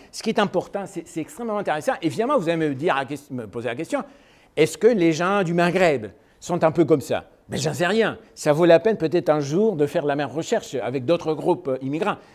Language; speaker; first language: French; non-native, fluent; Spanish